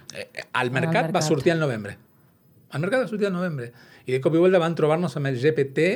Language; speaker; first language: Catalan; non-native, local second language; Spanish